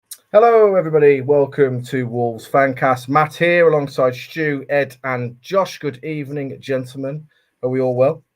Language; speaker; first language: English; native; English